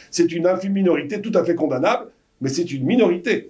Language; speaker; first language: French; native; French